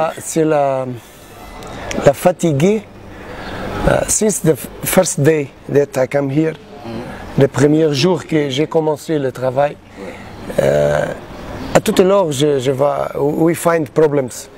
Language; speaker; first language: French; non-native, learner; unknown